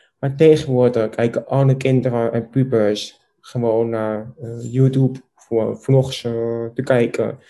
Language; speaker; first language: Dutch; non-native, local second language; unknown